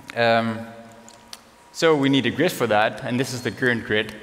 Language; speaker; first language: English; non-native, fluent; Dutch